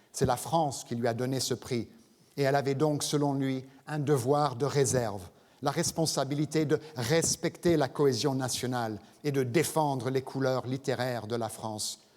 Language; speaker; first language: French; non-native, fluent; English